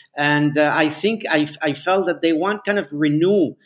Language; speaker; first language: English; non-native, fluent; Arabic